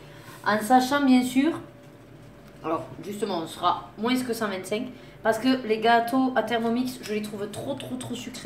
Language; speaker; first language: French; native; French